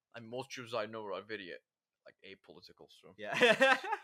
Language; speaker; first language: English; non-native, fluent; Turkish